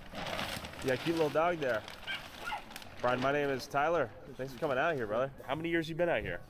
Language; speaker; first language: English; native; English